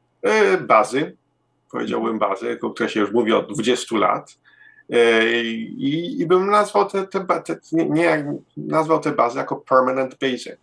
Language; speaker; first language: Polish; early bilingual, heritage; Polish